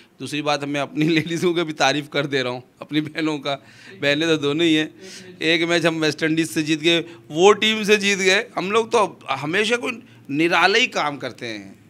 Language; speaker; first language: Urdu; non-native, local second language; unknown